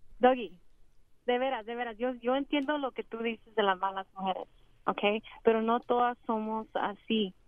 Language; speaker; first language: Spanish; early bilingual, heritage; Spanish